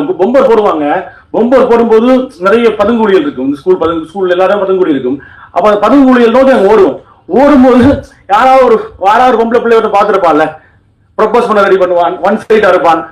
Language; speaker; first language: Tamil; native; Tamil